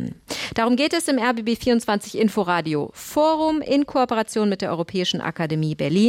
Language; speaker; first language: German; native; German